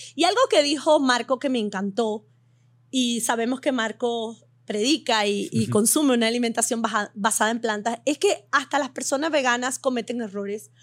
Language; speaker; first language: Spanish; native; Spanish